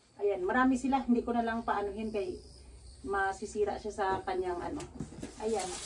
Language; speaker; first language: Filipino; non-native, local second language; Cebuano